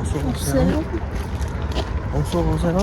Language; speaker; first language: Korean; non-native, learner; Chinese